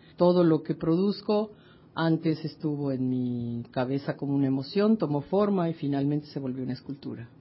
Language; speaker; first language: Spanish; native; Spanish